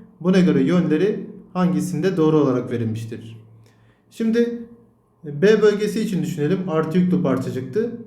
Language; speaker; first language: Turkish; native; Turkish